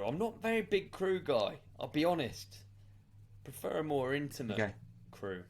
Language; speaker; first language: English; native; English